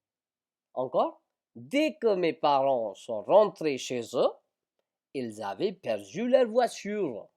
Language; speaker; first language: French; non-native, fluent; Hindi